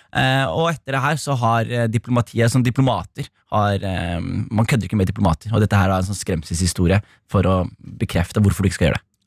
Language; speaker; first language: Norwegian; early bilingual, other home language; Somali